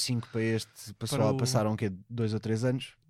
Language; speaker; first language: Portuguese; native; Portuguese